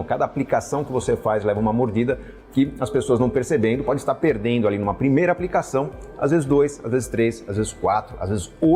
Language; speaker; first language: Portuguese; native; Portuguese